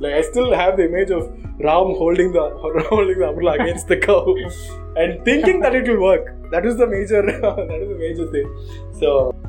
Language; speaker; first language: English; non-native, local second language; Tamil